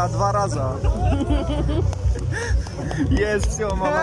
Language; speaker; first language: Russian; non-native, fluent; Tajik